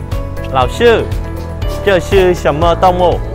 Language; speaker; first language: Chinese; non-native, learner; Vietnamese